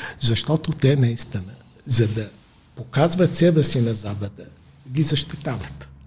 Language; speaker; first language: Bulgarian; non-native, fluent; Arabic